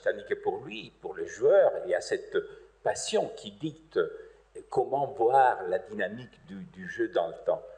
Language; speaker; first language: French; native; French